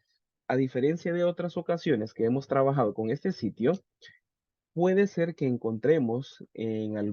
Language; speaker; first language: Spanish; native; Spanish